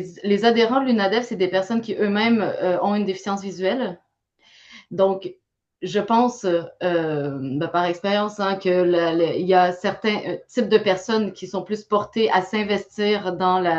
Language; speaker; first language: French; native; French